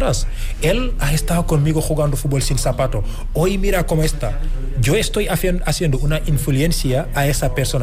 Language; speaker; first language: Spanish; non-native, fluent; Wolof